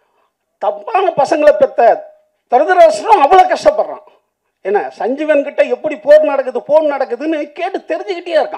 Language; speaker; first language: Tamil; native; Tamil